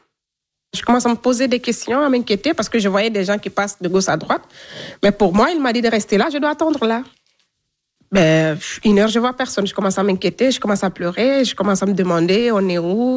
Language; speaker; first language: French; non-native, local second language; Fula